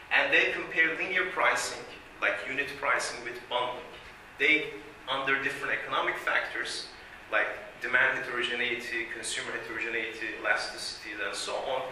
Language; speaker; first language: English; non-native, fluent; Turkish